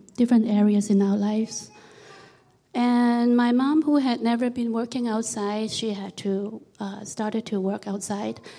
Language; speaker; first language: English; non-native, local second language; Cantonese